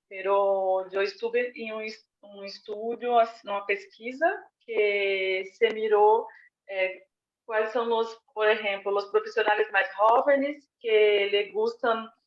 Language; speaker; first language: Spanish; non-native, fluent; Portuguese